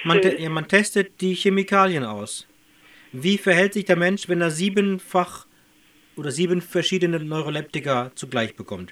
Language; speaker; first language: German; native; German